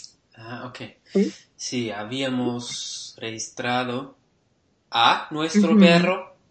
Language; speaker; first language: Spanish; non-native, learner; English